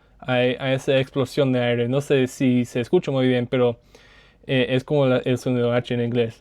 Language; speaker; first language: Spanish; non-native, learner; English